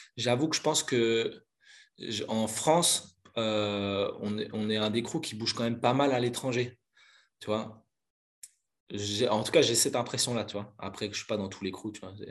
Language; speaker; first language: French; native; French